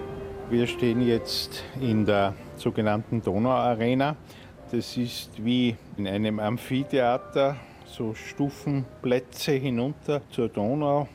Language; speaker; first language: German; native; German